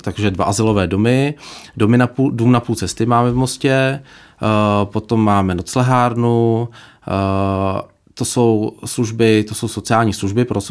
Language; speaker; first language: Czech; native; Czech